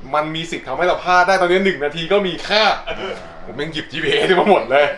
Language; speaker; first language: Thai; native; Thai